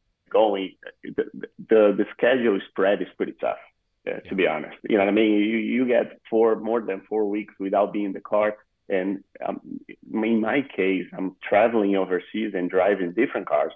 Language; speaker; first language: English; non-native, fluent; Portuguese